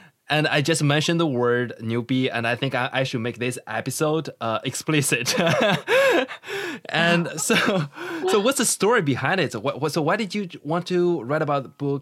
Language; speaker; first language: English; non-native, fluent; Chinese